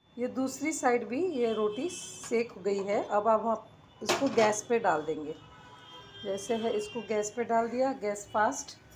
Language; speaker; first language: Hindi; non-native, local second language; Gujarati